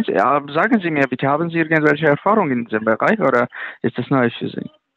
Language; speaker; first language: German; non-native, learner; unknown